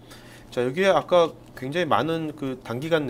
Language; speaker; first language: Korean; native; Korean